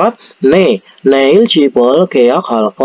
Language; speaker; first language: Korean; non-native, fluent; Indonesian